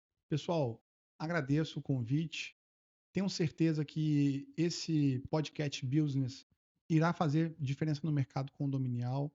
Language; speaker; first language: Portuguese; native; Portuguese